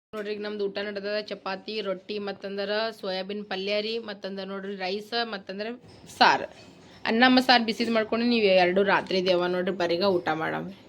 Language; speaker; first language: Kannada; native; Kannada